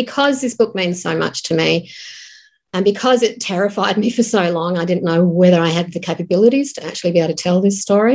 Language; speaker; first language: English; native; English